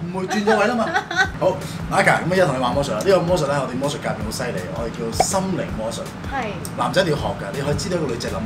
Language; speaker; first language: Cantonese; native; Cantonese